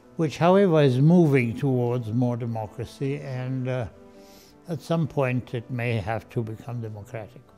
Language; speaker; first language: English; non-native, fluent; Italian